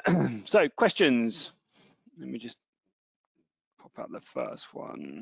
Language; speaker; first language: English; native; English